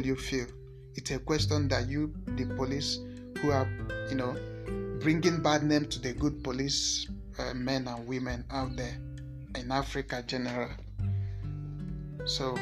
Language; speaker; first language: English; non-native, local second language; Igbo